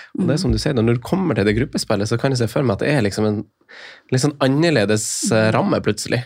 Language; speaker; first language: Norwegian; native; Norwegian